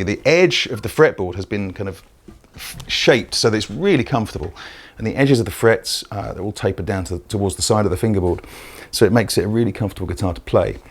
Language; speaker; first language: English; native; English